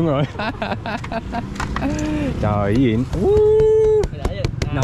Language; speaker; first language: Vietnamese; non-native, learner; English